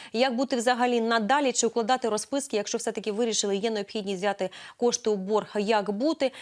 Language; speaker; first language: Ukrainian; native; Ukrainian